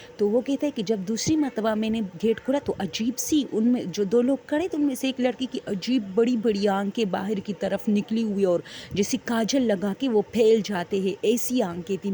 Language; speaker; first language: Urdu; non-native, local second language; Pashto